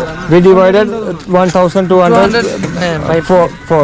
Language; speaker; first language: English; non-native, local second language; Malayalam